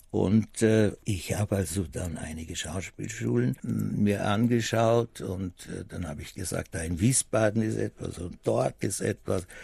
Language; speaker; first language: German; native; German